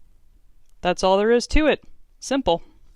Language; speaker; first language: English; native; English